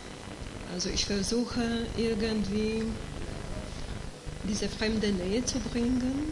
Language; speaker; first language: German; non-native, fluent; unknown